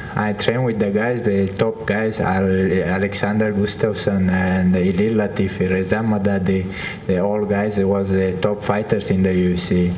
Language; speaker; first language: English; non-native, learner; Chechen